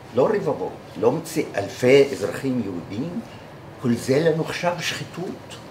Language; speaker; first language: Hebrew; native; Hebrew